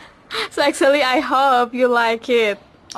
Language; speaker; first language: English; non-native, learner; Indonesian